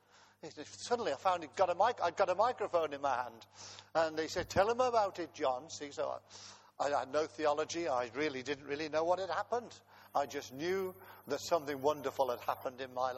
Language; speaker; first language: English; native; English